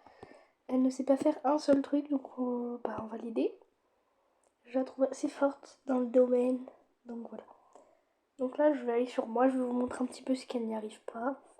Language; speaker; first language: French; native; French